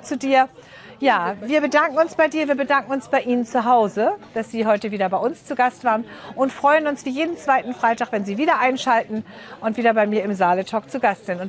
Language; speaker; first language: German; native; German